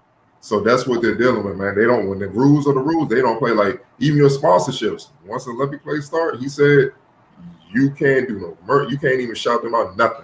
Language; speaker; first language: English; native; English